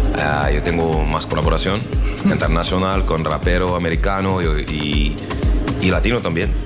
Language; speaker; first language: Spanish; non-native, learner; French